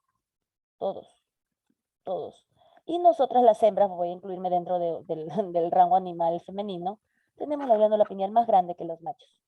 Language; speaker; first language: Spanish; native; Spanish